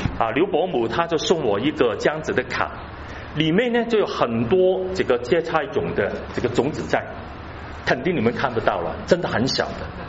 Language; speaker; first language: Chinese; non-native, local second language; Cantonese